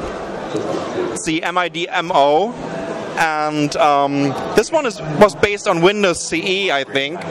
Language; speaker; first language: English; non-native, fluent; German